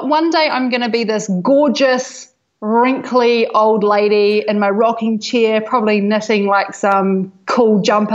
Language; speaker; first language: English; native; English